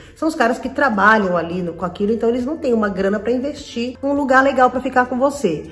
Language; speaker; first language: Portuguese; native; Portuguese